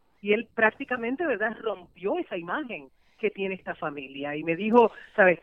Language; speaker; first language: Spanish; native; Spanish